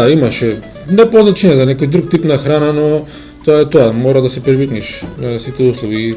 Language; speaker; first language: Macedonian; native; Macedonian